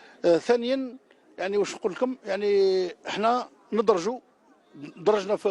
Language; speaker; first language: Arabic; native; Arabic